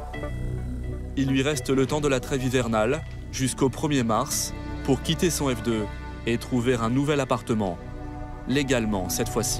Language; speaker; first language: French; native; French